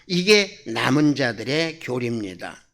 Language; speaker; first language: Korean; native; Korean